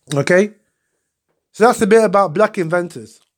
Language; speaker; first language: English; non-native, local second language; Akan